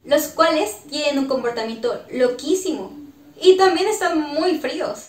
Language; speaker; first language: Spanish; native; Spanish